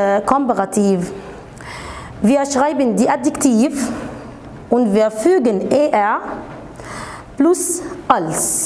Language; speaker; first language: German; non-native, fluent; Arabic